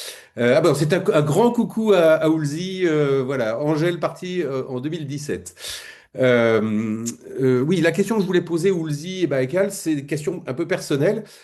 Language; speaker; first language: French; native; French